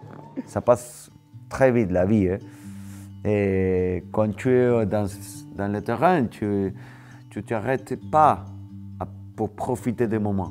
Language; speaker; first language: French; non-native, fluent; Spanish